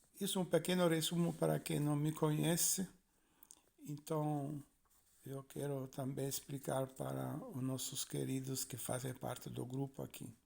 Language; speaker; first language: Portuguese; non-native, fluent; Italian